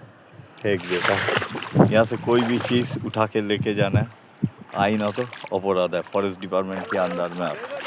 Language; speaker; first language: Hindi; non-native, local second language; Bangla